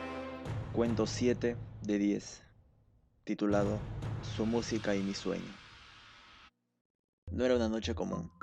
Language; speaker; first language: Spanish; native; Spanish